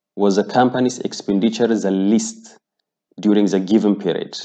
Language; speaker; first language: English; non-native, local second language; Amharic